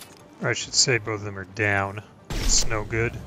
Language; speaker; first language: English; native; English